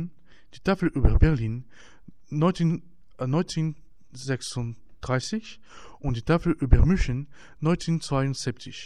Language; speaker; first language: German; non-native, learner; French